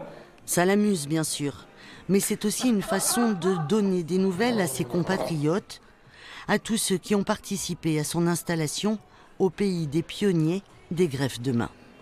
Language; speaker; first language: French; native; French